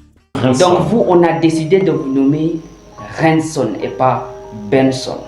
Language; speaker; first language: French; non-native, fluent; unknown